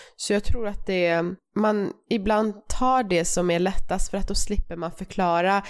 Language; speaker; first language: Swedish; early bilingual, other home language; Persian